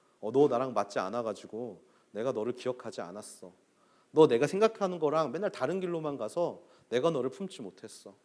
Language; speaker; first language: Korean; native; Korean